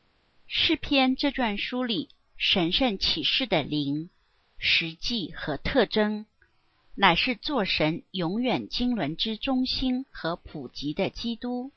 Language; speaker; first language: Chinese; native; Chinese